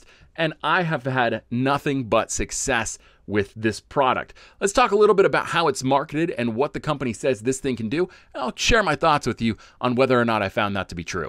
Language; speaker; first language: English; native; English